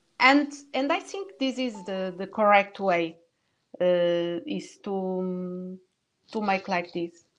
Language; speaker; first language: English; non-native, learner; Portuguese